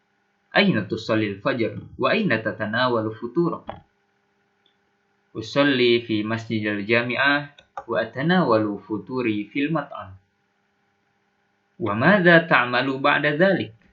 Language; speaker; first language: Arabic; non-native, fluent; Indonesian